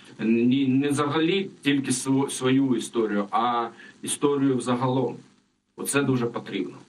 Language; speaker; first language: Ukrainian; non-native, local second language; Russian